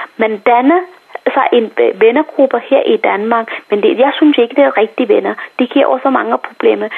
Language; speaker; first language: Danish; non-native, fluent; Tamil